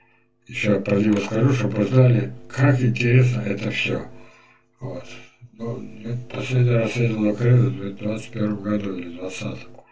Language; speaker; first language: Russian; native; Russian